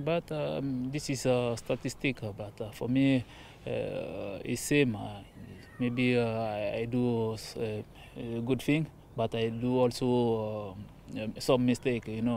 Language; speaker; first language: English; non-native, learner; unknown